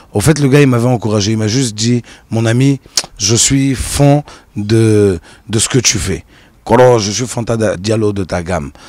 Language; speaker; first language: French; non-native, local second language; Arabic